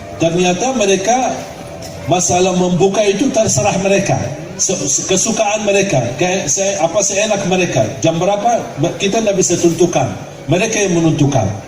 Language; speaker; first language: Malay; non-native, fluent; Arabic